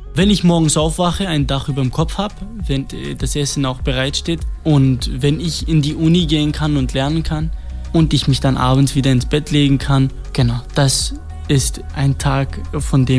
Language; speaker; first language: German; non-native, fluent; Kurdish